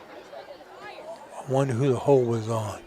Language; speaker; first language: English; native; English